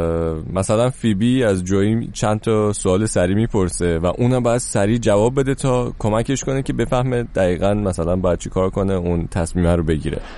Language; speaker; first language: Persian; native; Persian